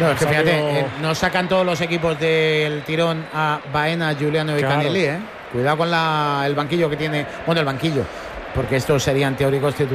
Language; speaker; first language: Spanish; native; Spanish